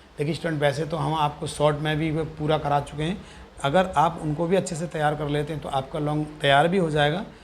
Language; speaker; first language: Hindi; native; Hindi